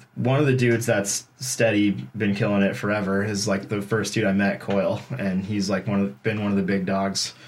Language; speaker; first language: English; native; English